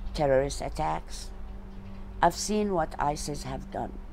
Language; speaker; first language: English; non-native, fluent; Arabic